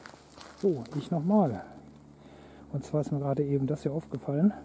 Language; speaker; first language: German; native; German